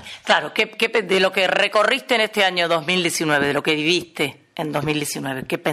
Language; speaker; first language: Spanish; native; Spanish